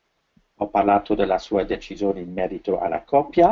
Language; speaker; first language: Italian; non-native, fluent; French